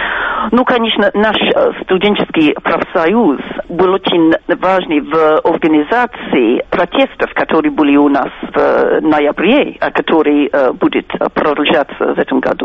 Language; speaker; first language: Russian; non-native, fluent; English